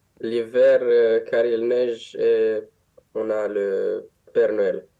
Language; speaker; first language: French; non-native, learner; Romanian